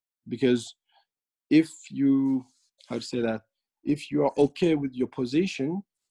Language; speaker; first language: English; non-native, fluent; French